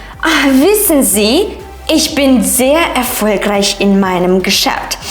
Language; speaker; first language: German; non-native, fluent; Ukrainian